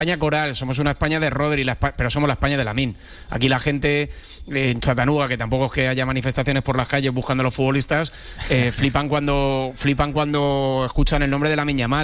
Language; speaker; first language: Spanish; native; Spanish